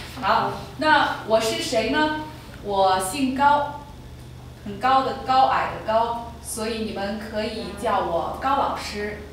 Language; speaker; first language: Chinese; native; Chinese